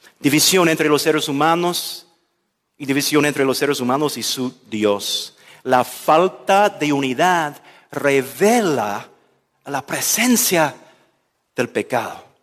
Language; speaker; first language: Spanish; non-native, fluent; English